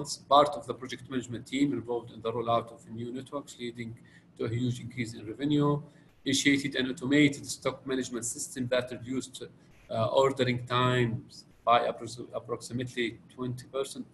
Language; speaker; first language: English; non-native, fluent; Arabic